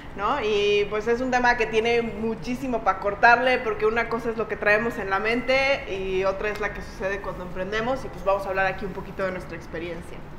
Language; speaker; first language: Spanish; native; Spanish